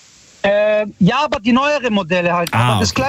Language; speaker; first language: German; early bilingual, other home language; Italian